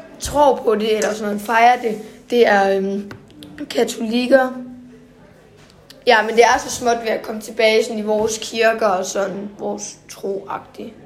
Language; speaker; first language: Danish; native; Danish